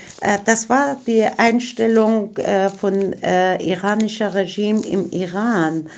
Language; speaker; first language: German; non-native, fluent; Persian